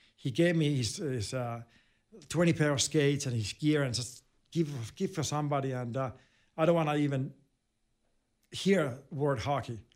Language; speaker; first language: English; non-native, fluent; Finnish